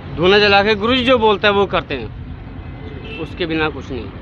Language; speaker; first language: Hindi; native; Hindi